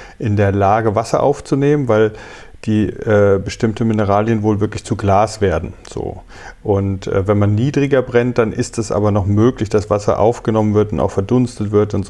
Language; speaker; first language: German; native; German